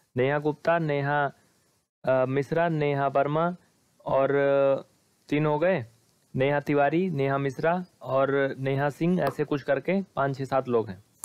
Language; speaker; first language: Hindi; native; Hindi